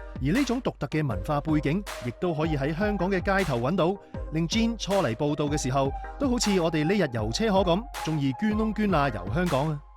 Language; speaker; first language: Cantonese; native; Cantonese